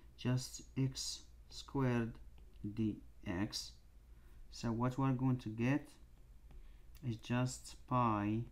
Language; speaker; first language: English; non-native, fluent; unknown